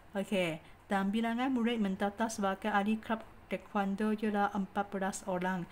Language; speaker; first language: Malay; non-native, local second language; Chinese